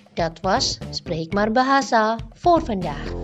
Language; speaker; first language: Dutch; non-native, fluent; Indonesian